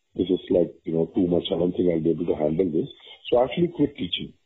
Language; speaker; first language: English; non-native, local second language; Tamil